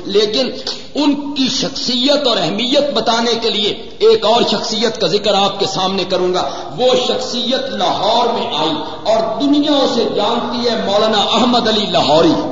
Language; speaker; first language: Urdu; non-native, local second language; Punjabi